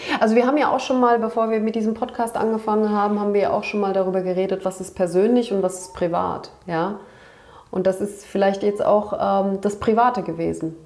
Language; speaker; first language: German; early bilingual, other home language; Turkish